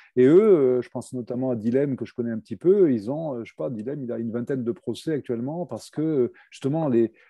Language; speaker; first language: French; native; French